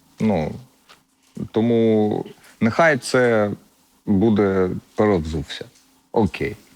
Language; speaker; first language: Ukrainian; non-native, local second language; Russian